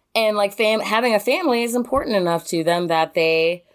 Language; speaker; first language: English; native; English